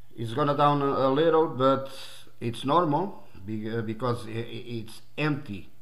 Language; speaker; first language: English; non-native, learner; Portuguese